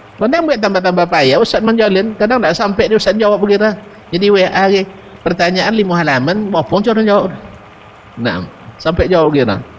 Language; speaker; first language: Malay; non-native, local second language; Minangkabau